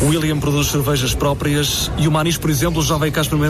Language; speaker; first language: Portuguese; native; Portuguese